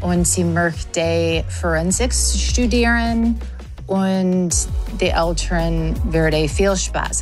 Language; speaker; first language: German; non-native, learner; English